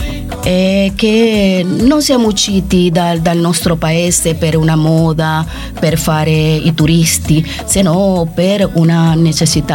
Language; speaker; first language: Italian; non-native, fluent; Spanish